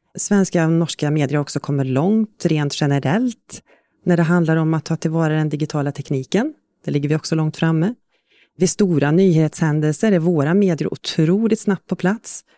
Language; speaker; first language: Swedish; native; Swedish